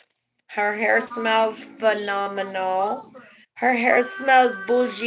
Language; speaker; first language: English; native; English